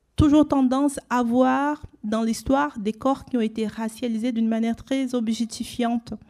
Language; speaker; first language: French; non-native, fluent; Portuguese